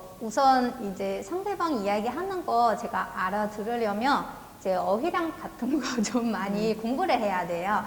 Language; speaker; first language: Korean; non-native, fluent; Chinese